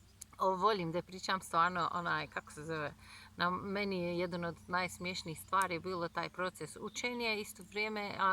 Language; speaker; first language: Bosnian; non-native, fluent; Turkish